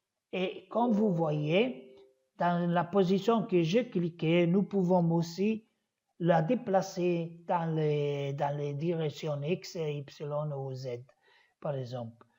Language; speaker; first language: French; non-native, learner; Italian